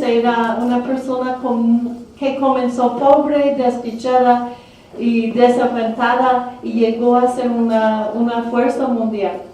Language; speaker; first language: Spanish; early bilingual, heritage; Spanish